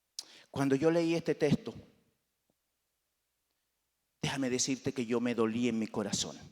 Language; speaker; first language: Spanish; native; Spanish